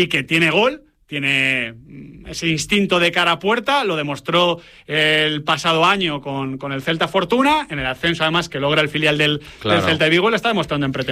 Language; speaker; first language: Spanish; native; Spanish